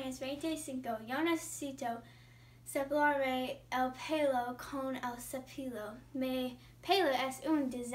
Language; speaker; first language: Spanish; non-native, learner; English